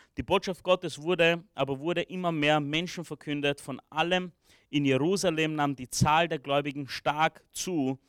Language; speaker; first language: German; early bilingual, other home language; Romanian